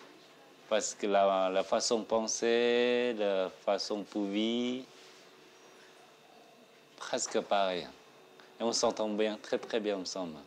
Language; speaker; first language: French; non-native, learner; Thai